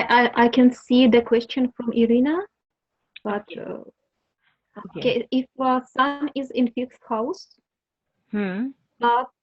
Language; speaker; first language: English; non-native, learner; Russian